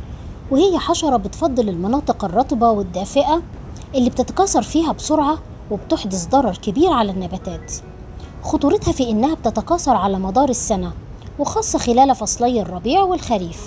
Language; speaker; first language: Arabic; native; Arabic